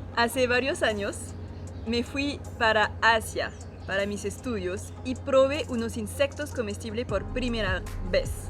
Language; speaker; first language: Spanish; non-native, fluent; French